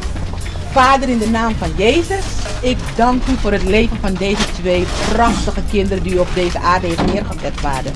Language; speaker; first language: Dutch; non-native, fluent; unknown